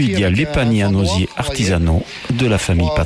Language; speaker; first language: French; native; French